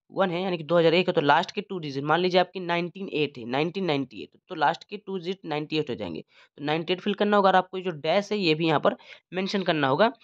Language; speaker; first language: Hindi; native; Hindi